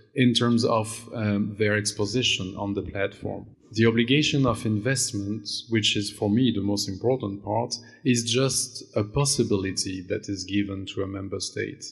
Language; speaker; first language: English; non-native, fluent; German